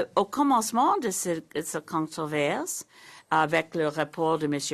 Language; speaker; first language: French; non-native, learner; English